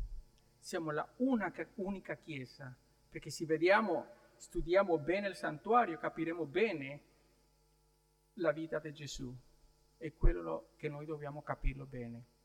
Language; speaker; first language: Italian; non-native, learner; Spanish